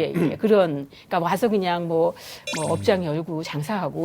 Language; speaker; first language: Korean; native; Korean